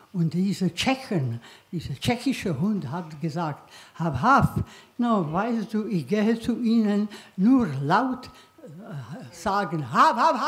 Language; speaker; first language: German; non-native, learner; Czech